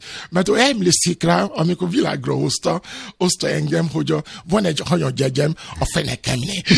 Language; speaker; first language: Hungarian; non-native, fluent; Yoruba